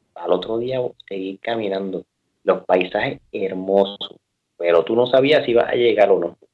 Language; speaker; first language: Spanish; native; Spanish